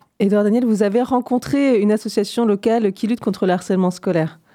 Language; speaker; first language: French; native; French